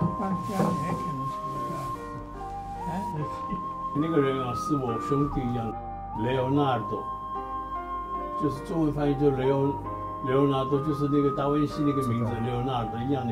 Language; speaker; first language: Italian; non-native, fluent; Chinese